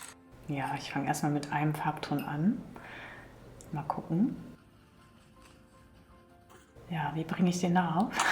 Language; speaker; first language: German; native; German